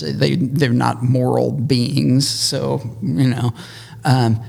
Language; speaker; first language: English; native; English